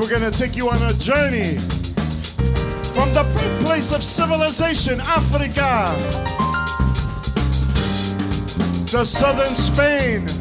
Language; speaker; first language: English; native; English